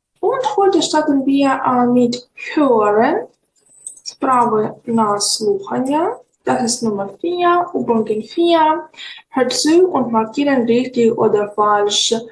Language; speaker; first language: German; non-native, fluent; Ukrainian